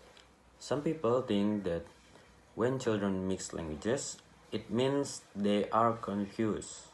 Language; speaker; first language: English; non-native, learner; Indonesian